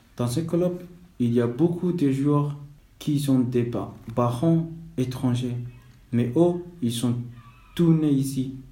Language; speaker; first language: French; non-native, fluent; Somali